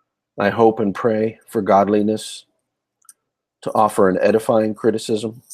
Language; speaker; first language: English; native; English